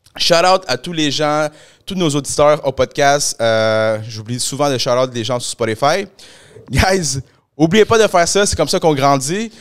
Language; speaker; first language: French; early bilingual, other home language; Spanish